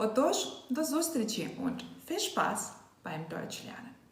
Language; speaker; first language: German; non-native, fluent; Ukrainian